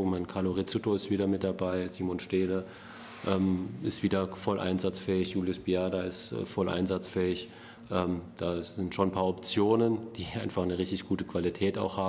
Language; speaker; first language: German; native; German